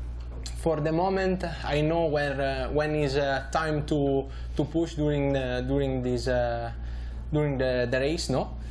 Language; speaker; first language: English; non-native, learner; Italian